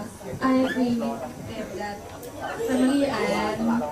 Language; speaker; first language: English; non-native, learner; Thai